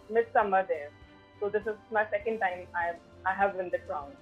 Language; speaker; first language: Hindi; native; Hindi